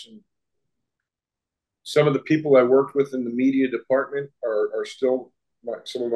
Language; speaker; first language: English; native; English